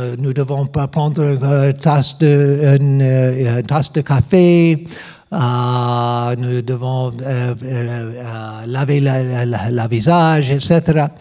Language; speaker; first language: French; non-native, learner; English